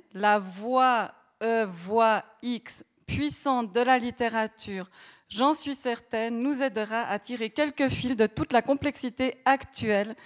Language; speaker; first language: French; native; French